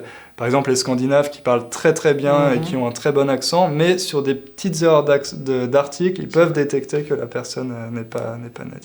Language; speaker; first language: French; native; French